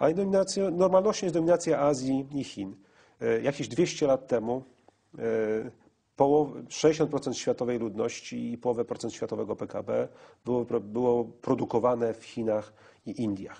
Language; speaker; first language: Polish; native; Polish